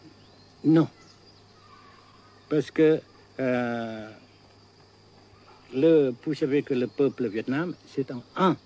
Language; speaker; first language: French; non-native, local second language; Vietnamese